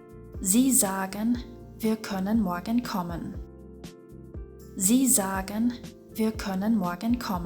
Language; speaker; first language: German; non-native, fluent; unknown